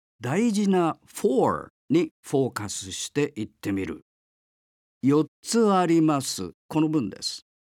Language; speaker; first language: Japanese; native; Japanese